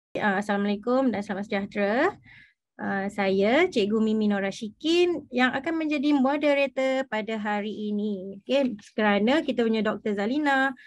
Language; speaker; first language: Malay; native; Malay